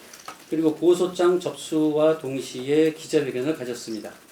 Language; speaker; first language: Korean; native; Korean